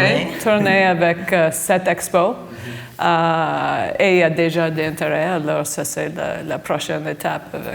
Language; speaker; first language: French; non-native, fluent; English